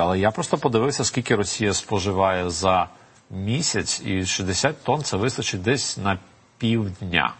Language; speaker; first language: Ukrainian; native; Ukrainian